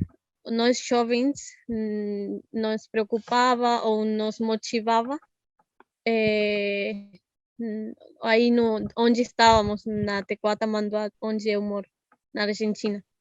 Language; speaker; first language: Portuguese; non-native, fluent; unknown